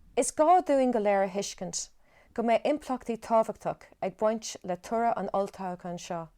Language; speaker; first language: Irish; native; Irish